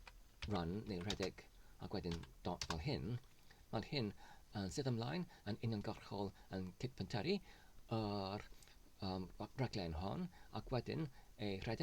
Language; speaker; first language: Welsh; non-native, learner; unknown